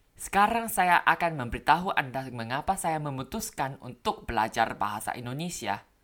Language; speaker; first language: Indonesian; non-native, learner; Thai